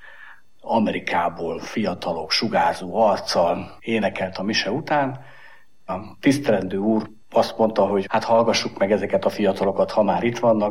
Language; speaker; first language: Hungarian; native; Hungarian